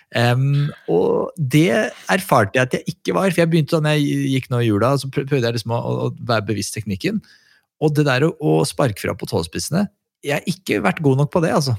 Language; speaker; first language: Norwegian; native; Norwegian